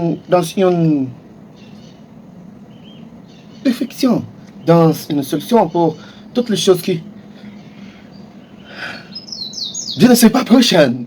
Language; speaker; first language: French; non-native, learner; Portuguese